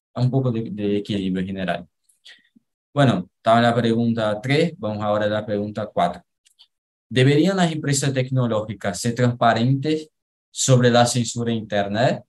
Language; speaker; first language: Spanish; non-native, learner; Portuguese